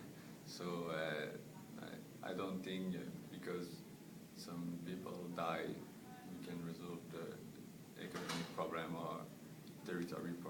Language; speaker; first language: English; non-native, learner; French